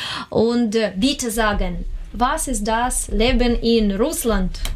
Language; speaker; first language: German; non-native, learner; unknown